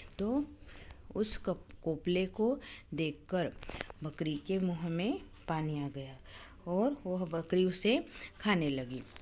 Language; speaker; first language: Hindi; non-native, local second language; Marathi